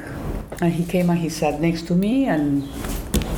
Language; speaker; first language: English; non-native, fluent; Spanish